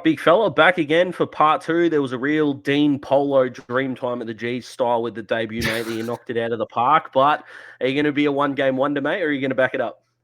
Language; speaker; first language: English; native; English